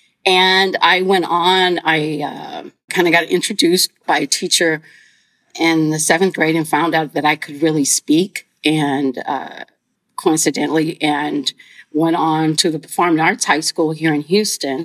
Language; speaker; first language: English; native; English